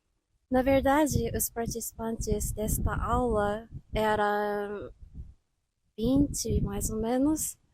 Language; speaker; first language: Portuguese; non-native, fluent; Japanese